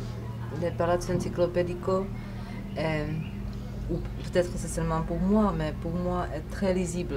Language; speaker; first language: French; non-native, fluent; Czech